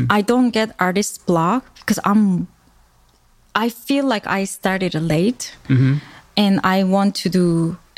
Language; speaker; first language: English; non-native, fluent; Korean